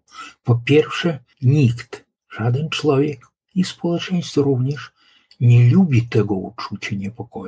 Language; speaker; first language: Polish; non-native, local second language; Lithuanian